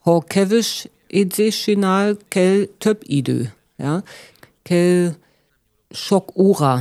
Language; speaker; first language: Hungarian; non-native, learner; German